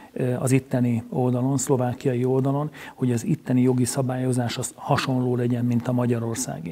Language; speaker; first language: Hungarian; native; Hungarian